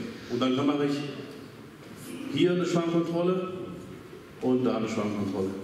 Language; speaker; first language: German; native; German